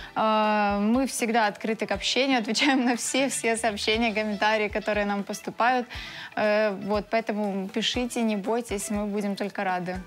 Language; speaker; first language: Russian; native; Russian